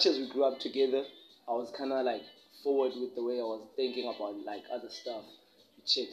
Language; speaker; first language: English; non-native, local second language; Xhosa